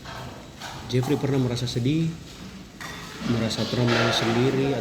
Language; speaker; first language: Indonesian; native; Indonesian